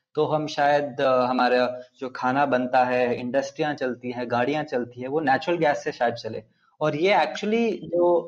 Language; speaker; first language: Hindi; non-native, local second language; Telugu